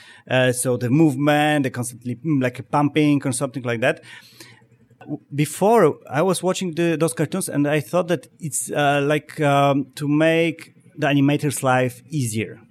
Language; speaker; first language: English; non-native, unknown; Polish